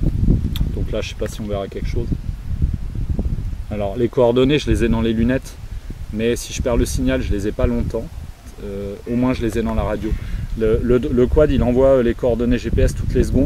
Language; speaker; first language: French; native; French